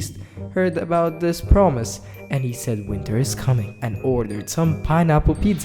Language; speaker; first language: English; native; English